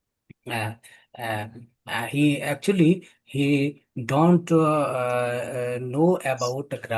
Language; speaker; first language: English; non-native, learner; Bangla